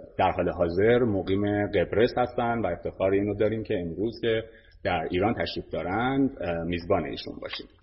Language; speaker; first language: Persian; native; Persian